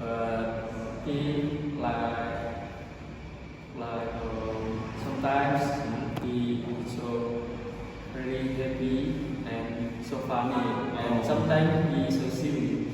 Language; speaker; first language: English; non-native, learner; Indonesian